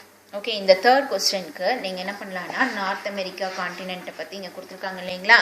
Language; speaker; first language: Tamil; native; Tamil